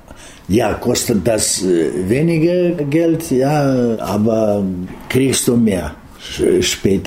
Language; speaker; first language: German; non-native, learner; Russian